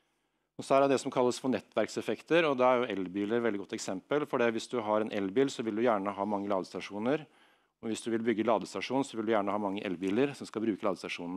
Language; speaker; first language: Norwegian; native; Norwegian